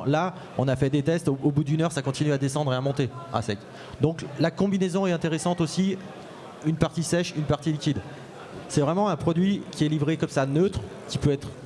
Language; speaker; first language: French; native; French